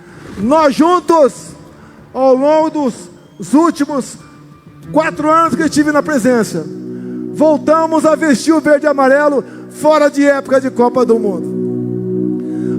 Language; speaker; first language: Portuguese; native; Portuguese